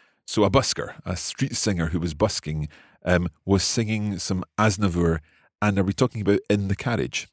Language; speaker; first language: English; native; English